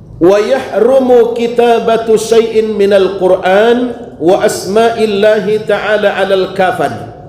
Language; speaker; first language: Malay; native; Malay